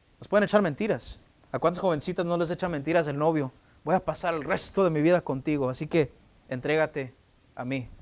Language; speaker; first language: Spanish; early bilingual, heritage; Spanish